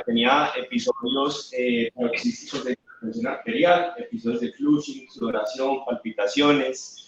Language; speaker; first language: Spanish; native; Spanish